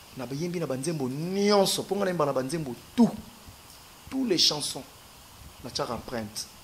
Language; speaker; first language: Lingala; native; Lingala